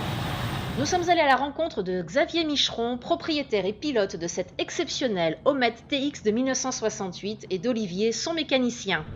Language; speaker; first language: French; native; French